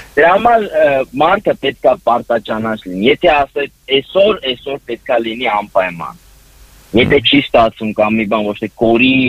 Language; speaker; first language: Armenian; native; Armenian